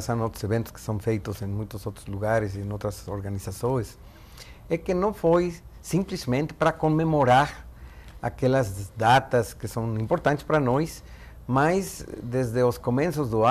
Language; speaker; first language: Portuguese; non-native, fluent; Spanish